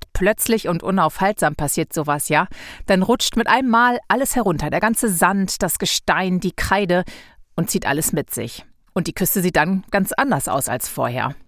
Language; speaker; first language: German; native; German